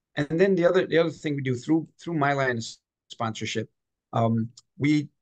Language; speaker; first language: English; native; English